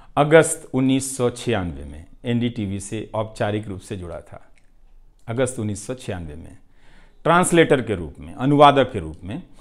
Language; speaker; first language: Hindi; non-native, local second language; Bhojpuri